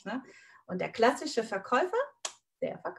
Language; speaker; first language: German; native; German